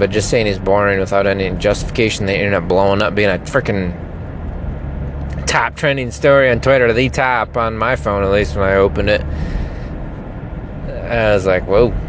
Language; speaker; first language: English; native; English